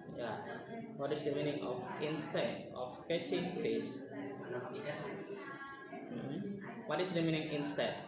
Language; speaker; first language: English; non-native, learner; Indonesian